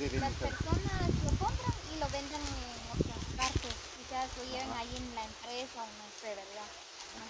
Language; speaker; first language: Spanish; native; Spanish